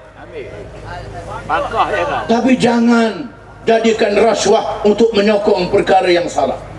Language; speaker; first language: Malay; native; Malay